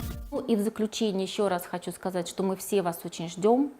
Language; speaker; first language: Russian; native; Russian